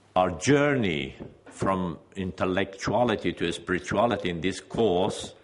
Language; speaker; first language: English; non-native, fluent; Persian